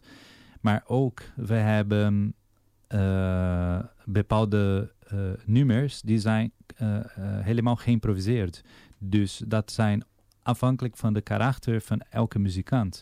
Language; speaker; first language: Dutch; non-native, fluent; Portuguese